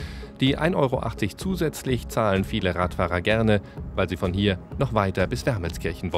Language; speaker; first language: German; native; German